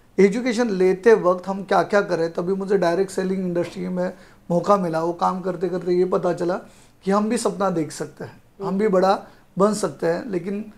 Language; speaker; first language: Hindi; non-native, local second language; Marathi